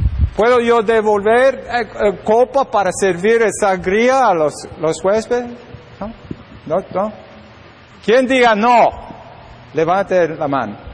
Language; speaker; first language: Spanish; non-native, learner; English